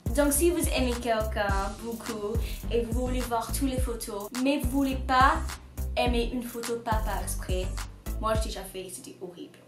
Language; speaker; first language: French; non-native, fluent; English